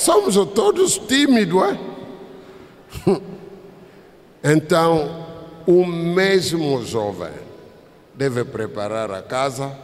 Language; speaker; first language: Portuguese; non-native, fluent; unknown